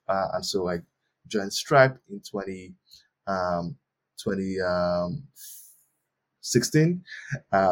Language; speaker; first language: English; non-native, local second language; Yoruba